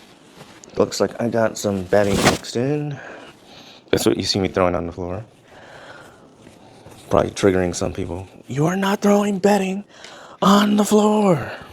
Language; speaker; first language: English; native; English